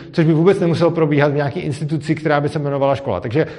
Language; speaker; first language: Czech; native; Czech